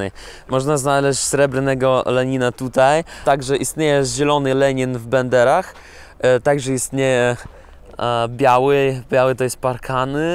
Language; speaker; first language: Polish; non-native, learner; Russian